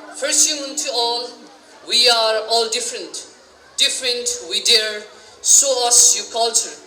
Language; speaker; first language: English; non-native, local second language; Nepali